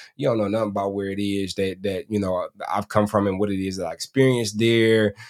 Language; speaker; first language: English; native; English